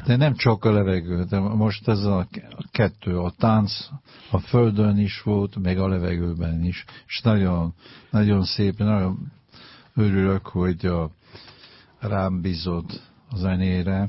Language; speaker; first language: Hungarian; non-native, fluent; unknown